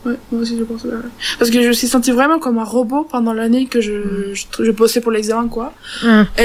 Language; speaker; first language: French; non-native, learner; Turkish